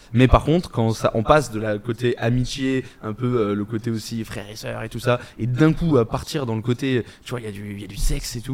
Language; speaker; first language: French; native; French